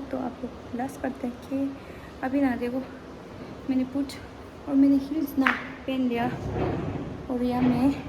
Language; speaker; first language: Hindi; non-native, learner; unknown